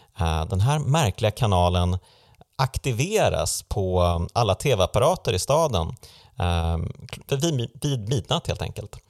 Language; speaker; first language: Swedish; native; Swedish